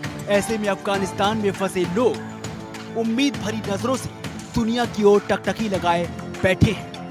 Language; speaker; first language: Hindi; native; Hindi